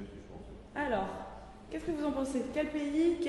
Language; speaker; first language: French; native; French